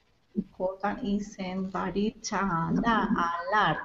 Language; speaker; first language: English; non-native, learner; Spanish